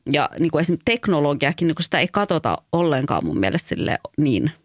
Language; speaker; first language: Finnish; early bilingual, other home language; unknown